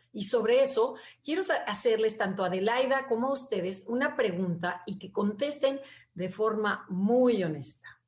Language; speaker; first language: Spanish; native; Spanish